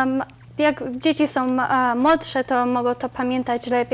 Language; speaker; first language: Polish; early bilingual, other home language; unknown